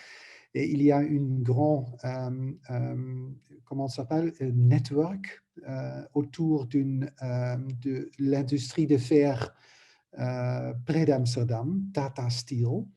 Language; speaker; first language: French; non-native, learner; Dutch